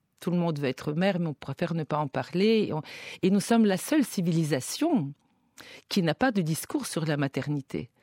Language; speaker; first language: French; non-native, fluent; Bulgarian